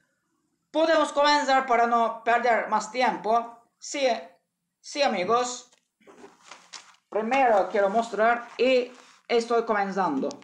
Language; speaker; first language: Spanish; non-native, learner; Turkish